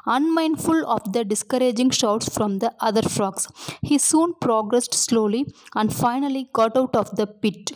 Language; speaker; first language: English; non-native, local second language; Tamil